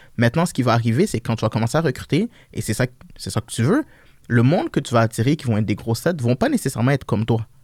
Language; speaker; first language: French; early bilingual, other home language; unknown